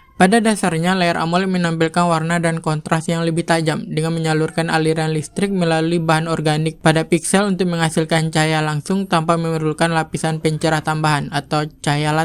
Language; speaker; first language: Indonesian; native; Indonesian